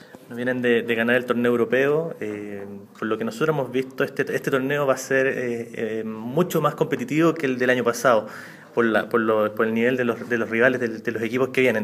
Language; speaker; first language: Spanish; native; Spanish